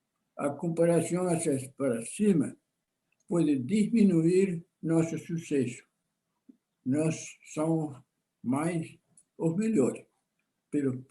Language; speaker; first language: Portuguese; non-native, fluent; Spanish